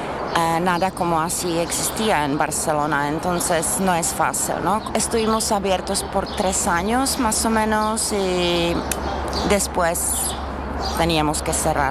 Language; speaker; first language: Spanish; non-native, learner; Czech